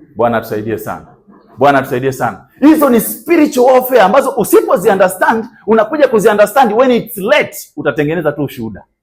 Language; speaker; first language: Swahili; native; Swahili